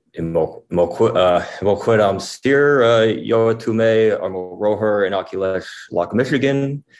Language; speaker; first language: Irish; non-native, learner; English